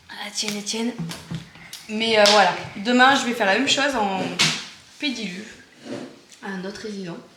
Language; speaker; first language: French; native; French